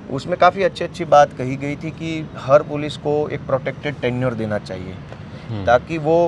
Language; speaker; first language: Hindi; non-native, local second language; Gujarati